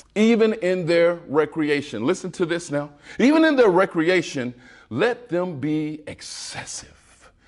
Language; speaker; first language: English; native; English